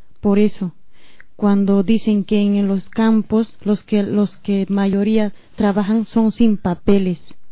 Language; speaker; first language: Spanish; native; Spanish